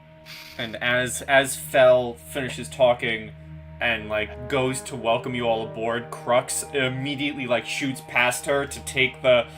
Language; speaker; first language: English; native; English